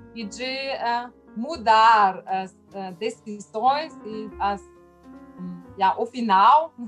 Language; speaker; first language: Portuguese; non-native, fluent; German